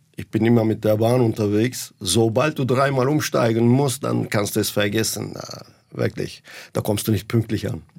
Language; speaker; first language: German; non-native, fluent; Turkish